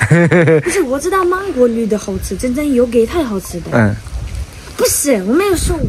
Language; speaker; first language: Chinese; non-native, learner; Ukrainian